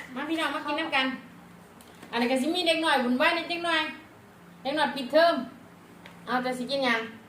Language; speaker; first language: Thai; native; Thai